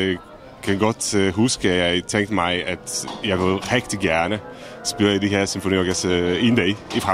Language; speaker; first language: Danish; non-native, fluent; Czech